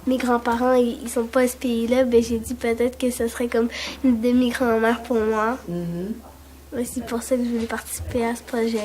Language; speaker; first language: French; early bilingual, other home language; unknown